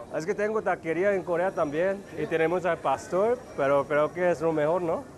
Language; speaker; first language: Spanish; non-native, fluent; Korean